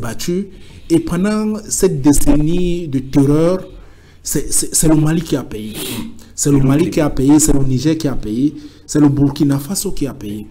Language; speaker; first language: French; native; French